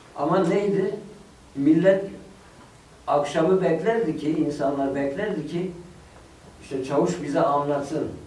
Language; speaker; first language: Turkish; native; Turkish